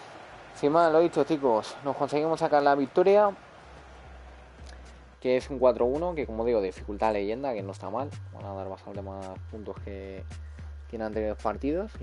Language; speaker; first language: Spanish; native; Spanish